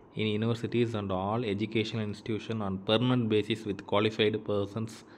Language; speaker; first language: English; non-native, local second language; Tamil